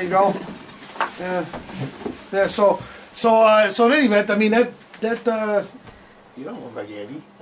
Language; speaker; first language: English; native; English